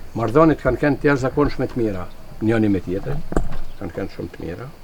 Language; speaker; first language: Albanian; native; Albanian